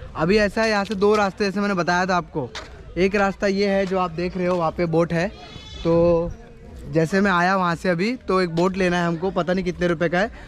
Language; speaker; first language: Hindi; native; Hindi